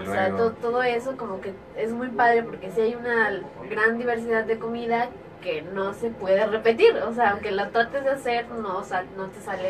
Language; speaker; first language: Spanish; native; Spanish